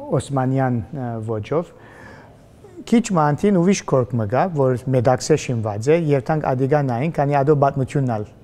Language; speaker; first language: Armenian; early bilingual, heritage; Armenian